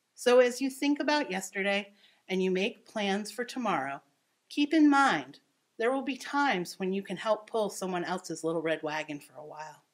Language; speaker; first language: English; native; English